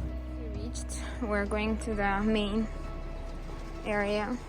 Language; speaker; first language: English; non-native, learner; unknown